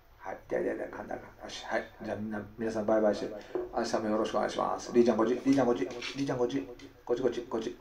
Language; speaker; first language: Japanese; native; Japanese